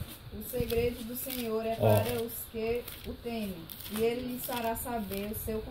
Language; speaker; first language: Portuguese; native; Portuguese